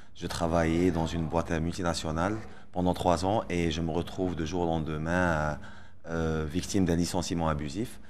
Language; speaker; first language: French; non-native, local second language; Arabic